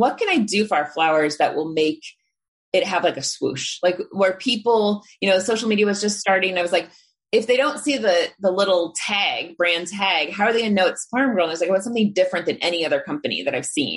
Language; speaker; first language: English; native; English